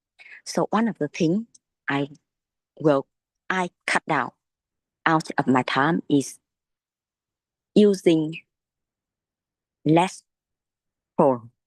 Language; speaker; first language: English; non-native, learner; Vietnamese